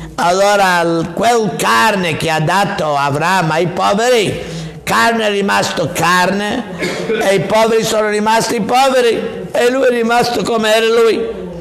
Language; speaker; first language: Italian; non-native, fluent; English